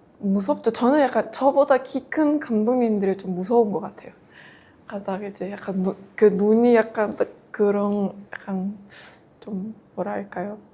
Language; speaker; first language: Korean; non-native, fluent; Mongolian